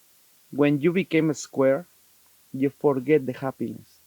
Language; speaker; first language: English; non-native, learner; Spanish